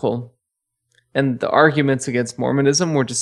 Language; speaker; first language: English; native; English